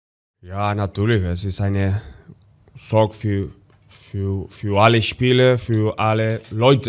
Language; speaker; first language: German; non-native, learner; Spanish